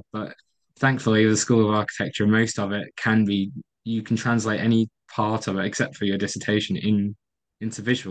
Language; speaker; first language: English; native; English